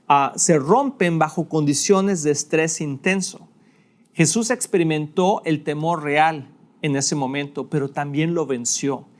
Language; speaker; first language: Spanish; native; Spanish